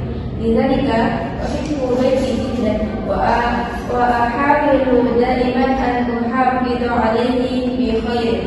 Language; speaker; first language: Arabic; non-native, learner; Indonesian